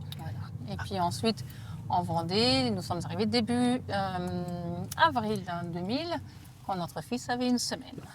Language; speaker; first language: French; non-native, fluent; German